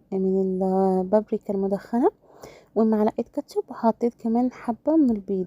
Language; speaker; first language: Arabic; native; Arabic